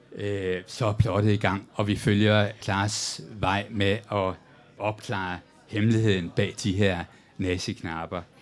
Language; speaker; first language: Danish; native; Danish